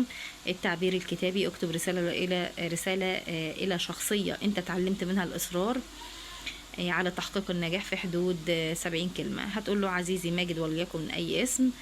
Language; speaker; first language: Arabic; native; Arabic